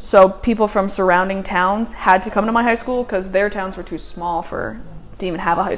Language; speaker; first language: English; native; English